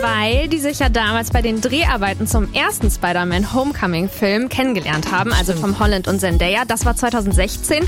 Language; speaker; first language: German; native; German